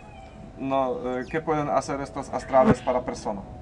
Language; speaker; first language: Spanish; non-native, learner; Polish